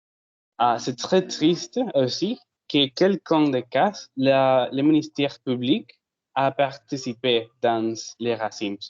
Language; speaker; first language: French; non-native, learner; Spanish